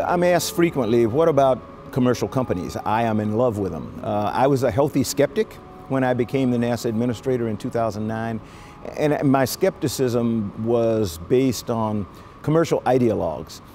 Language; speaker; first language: English; native; English